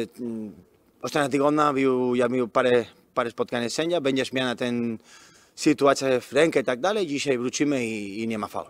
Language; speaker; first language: Polish; non-native, learner; Spanish